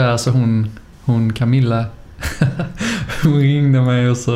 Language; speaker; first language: Swedish; native; Swedish